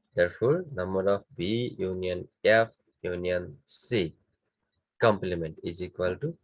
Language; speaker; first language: English; non-native, local second language; Nepali